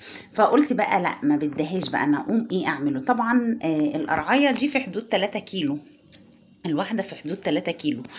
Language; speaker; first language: Arabic; native; Arabic